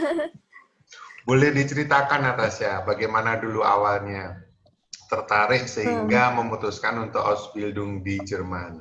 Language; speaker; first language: Indonesian; native; Indonesian